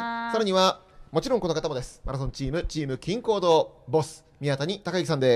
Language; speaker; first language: Japanese; native; Japanese